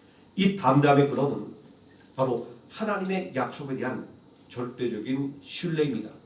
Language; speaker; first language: Korean; native; Korean